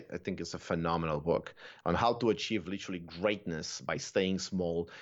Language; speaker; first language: English; non-native, fluent; Romanian